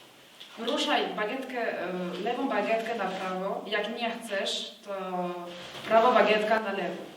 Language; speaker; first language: Polish; early bilingual, heritage; French